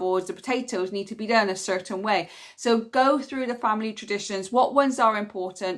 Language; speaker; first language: English; native; English